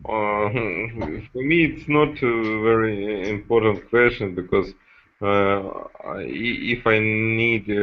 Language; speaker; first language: English; non-native, learner; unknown